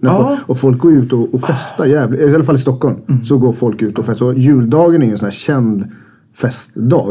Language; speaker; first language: Swedish; native; Swedish